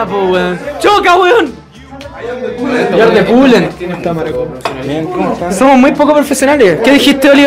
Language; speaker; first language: Spanish; native; Spanish